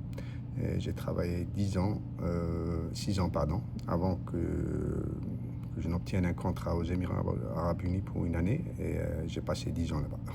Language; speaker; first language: French; non-native, local second language; Arabic